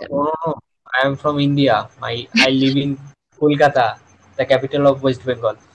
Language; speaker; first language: English; non-native, local second language; Bangla